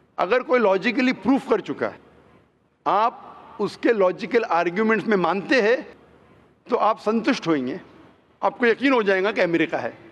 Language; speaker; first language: Hindi; non-native, local second language; Konkani